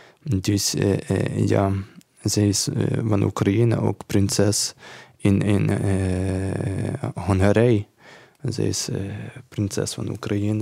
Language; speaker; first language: Dutch; non-native, learner; Ukrainian